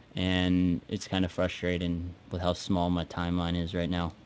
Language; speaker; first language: English; native; English